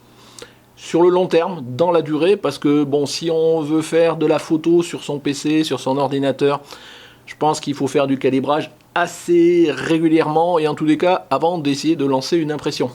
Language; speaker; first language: French; native; French